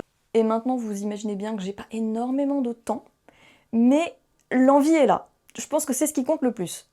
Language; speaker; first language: French; native; French